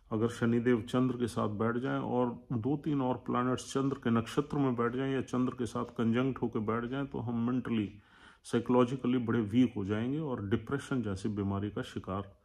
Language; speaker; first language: Hindi; native; Hindi